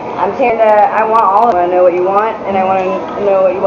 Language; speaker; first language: English; native; English